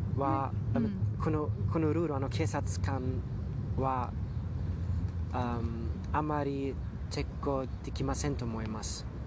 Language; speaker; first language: Japanese; non-native, learner; German